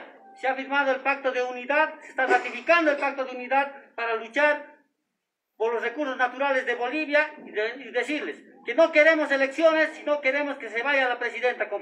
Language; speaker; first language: Spanish; native; Spanish